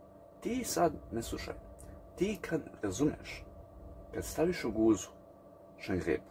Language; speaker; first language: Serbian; early bilingual, heritage; English